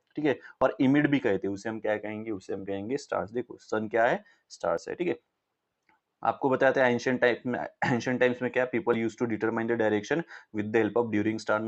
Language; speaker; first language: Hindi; non-native, local second language; Marathi